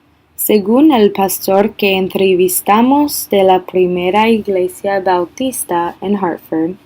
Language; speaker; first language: Spanish; non-native, learner; English